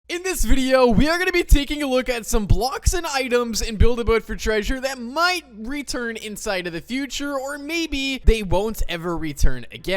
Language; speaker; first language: English; native; English